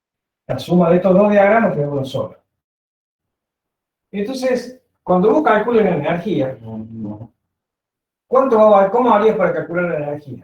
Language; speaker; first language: Spanish; native; Spanish